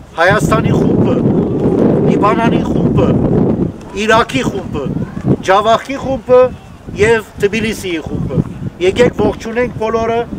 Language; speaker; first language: Armenian; early bilingual, heritage; Armenian